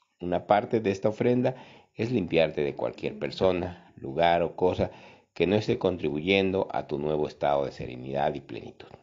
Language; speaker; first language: Spanish; native; Spanish